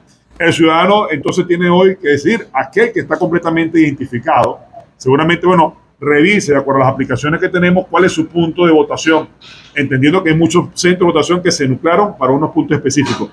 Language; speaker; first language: Spanish; native; Spanish